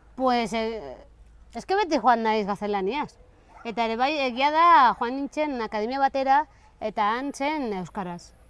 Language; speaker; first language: Basque; early bilingual, other home language; Spanish